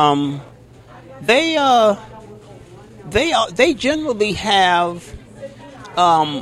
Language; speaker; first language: English; native; English